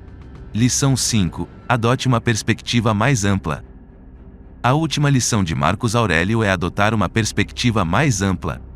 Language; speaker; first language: Portuguese; native; Portuguese